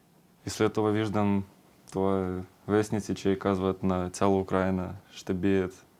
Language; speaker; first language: Bulgarian; non-native, learner; Russian